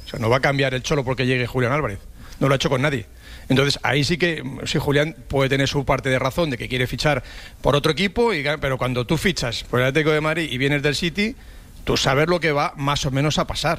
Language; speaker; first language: Spanish; native; Spanish